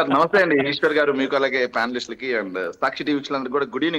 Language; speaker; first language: Telugu; native; Telugu